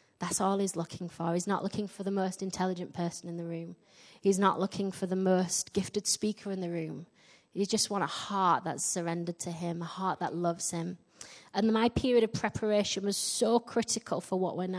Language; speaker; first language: English; native; English